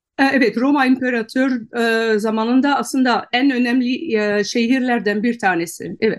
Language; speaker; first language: Turkish; non-native, fluent; Dutch